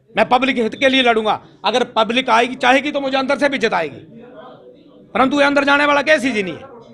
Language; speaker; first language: Hindi; native; Hindi